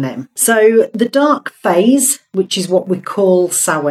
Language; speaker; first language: English; native; English